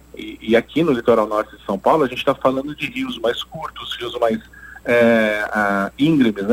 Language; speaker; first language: Portuguese; native; Portuguese